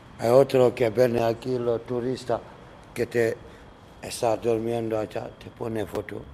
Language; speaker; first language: Spanish; non-native, learner; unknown